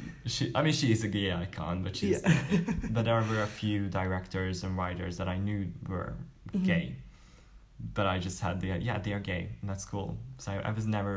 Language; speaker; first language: English; non-native, fluent; Hungarian